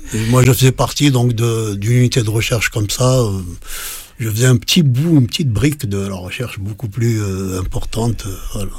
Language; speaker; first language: French; non-native, local second language; Kabyle